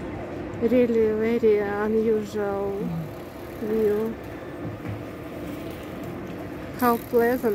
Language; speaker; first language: English; non-native, learner; Russian